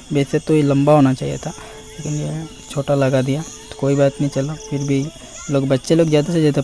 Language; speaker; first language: Hindi; non-native, local second language; Bangla